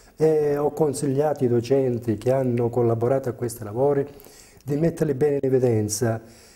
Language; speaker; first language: Italian; native; Italian